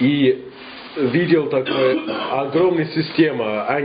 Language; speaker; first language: Russian; non-native, fluent; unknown